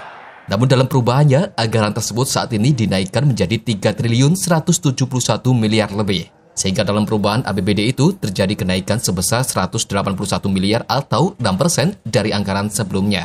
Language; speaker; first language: Indonesian; native; Indonesian